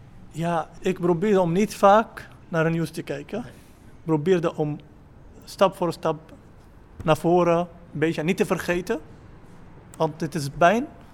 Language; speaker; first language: Dutch; non-native, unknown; Arabic